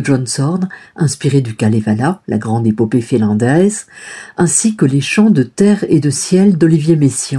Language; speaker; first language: French; native; French